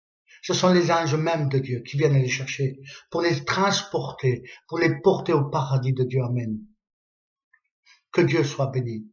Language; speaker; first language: French; native; French